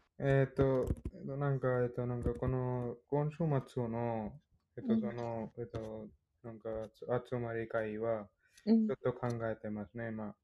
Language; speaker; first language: Japanese; non-native, learner; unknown